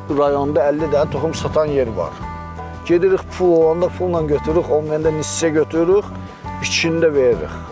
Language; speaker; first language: Azerbaijani; non-native, local second language; Avaric